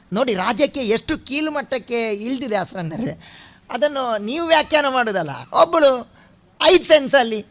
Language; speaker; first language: Kannada; non-native, local second language; Tulu